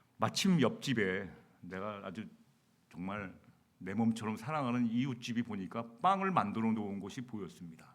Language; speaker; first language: Korean; native; Korean